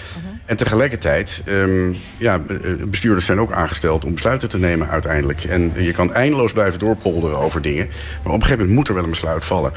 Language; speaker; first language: Dutch; native; Dutch